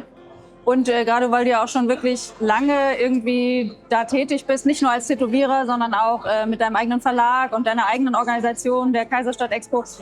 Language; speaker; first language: German; native; German